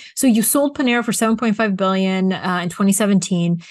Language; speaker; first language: English; early bilingual, other home language; Bulgarian